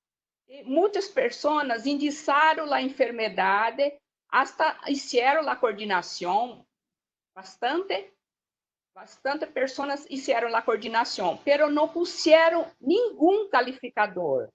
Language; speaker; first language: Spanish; non-native, learner; Portuguese